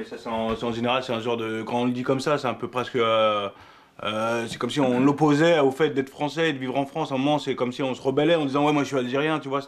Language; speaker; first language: French; early bilingual, other home language; Arabic